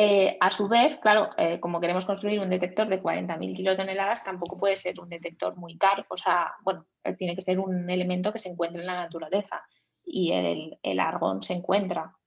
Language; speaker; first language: Spanish; native; Spanish